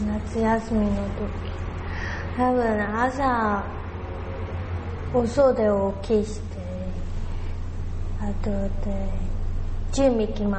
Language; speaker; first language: Japanese; non-native, learner; Chinese